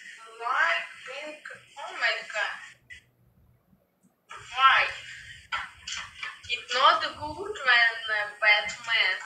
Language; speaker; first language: English; non-native, learner; Russian